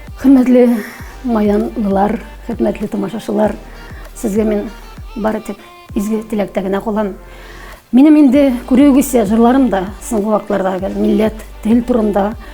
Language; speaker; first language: Tatar; native; Tatar